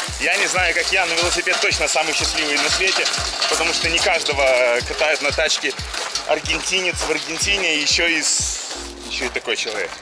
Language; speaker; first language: Russian; native; Russian